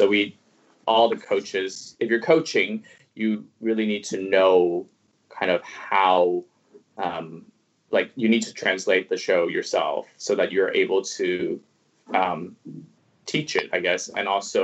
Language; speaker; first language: English; non-native, fluent; Cantonese